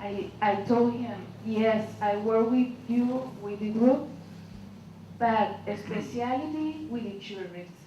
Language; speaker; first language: English; non-native, learner; Spanish